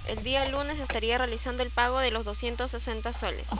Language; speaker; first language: Spanish; native; Spanish